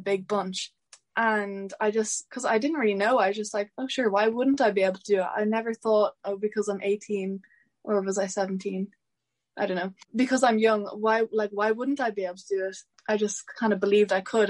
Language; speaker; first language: English; native; English